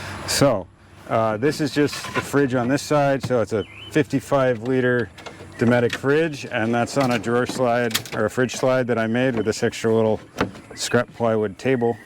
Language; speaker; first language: English; native; English